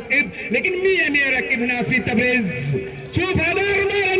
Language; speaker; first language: Arabic; non-native, learner; Hindi